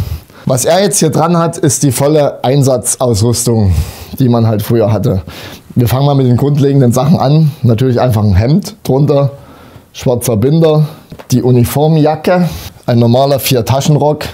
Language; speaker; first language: German; native; German